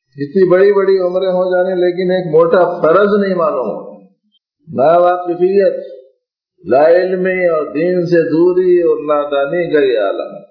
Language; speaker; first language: Urdu; native; Urdu